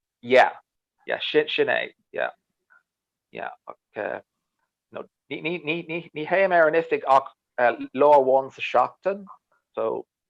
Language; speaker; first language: Irish; non-native, learner; English